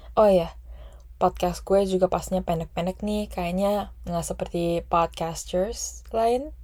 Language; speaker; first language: Indonesian; non-native, local second language; English